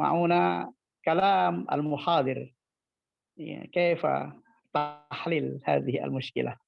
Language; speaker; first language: Arabic; non-native, fluent; Indonesian